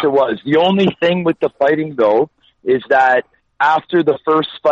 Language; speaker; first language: English; native; English